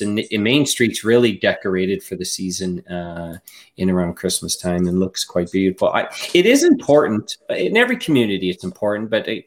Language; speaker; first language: English; native; English